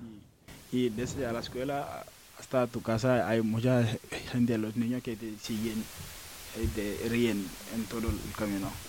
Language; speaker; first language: Spanish; non-native, local second language; Wolof